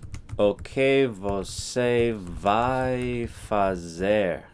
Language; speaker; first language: Portuguese; non-native, fluent; English